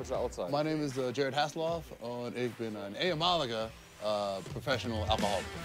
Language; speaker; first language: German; non-native, learner; English